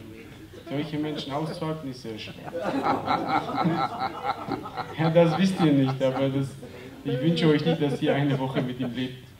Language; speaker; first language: German; non-native, fluent; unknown